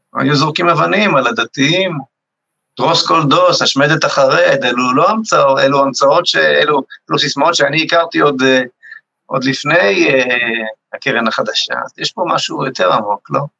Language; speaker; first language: Hebrew; native; Hebrew